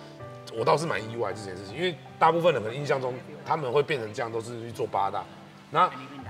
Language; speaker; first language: Chinese; native; Chinese